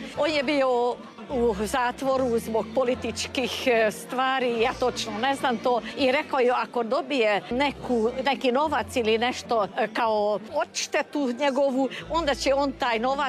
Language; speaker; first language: Serbian; early bilingual, heritage; Croatian